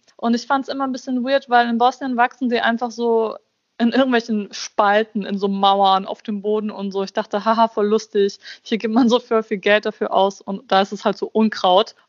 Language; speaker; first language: German; early bilingual, other home language; Bosnian